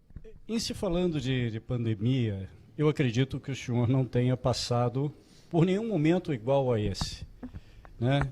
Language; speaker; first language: Portuguese; native; Portuguese